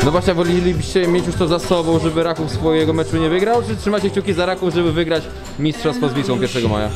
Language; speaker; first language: Polish; native; Polish